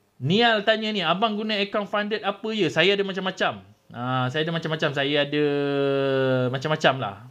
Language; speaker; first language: Malay; native; Malay